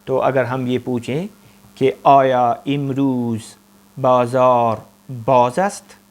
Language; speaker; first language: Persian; non-native, fluent; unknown